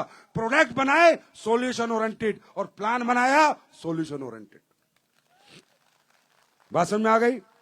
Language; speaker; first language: Hindi; native; Hindi